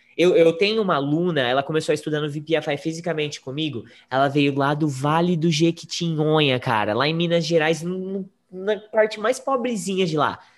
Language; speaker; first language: Portuguese; native; Portuguese